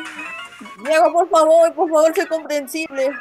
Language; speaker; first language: Spanish; native; Spanish